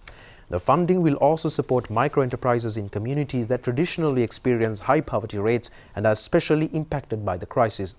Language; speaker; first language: English; non-native, local second language; Sinhala